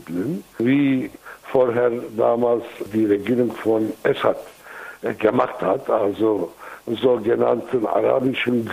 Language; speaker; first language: German; non-native, fluent; Kurdish